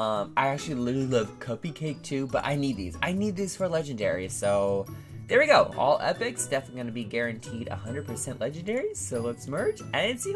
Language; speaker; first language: English; native; English